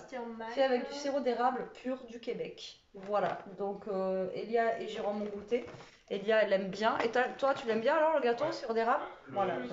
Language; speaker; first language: French; native; French